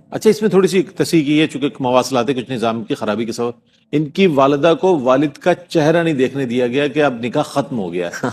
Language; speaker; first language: Urdu; native; Urdu